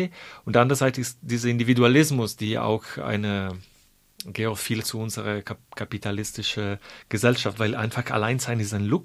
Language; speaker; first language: German; non-native, fluent; Italian